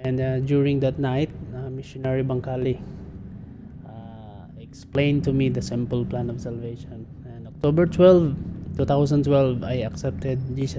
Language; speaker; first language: English; non-native, local second language; Cebuano